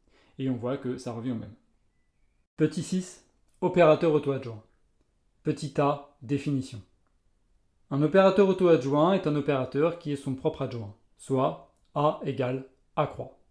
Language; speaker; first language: French; native; French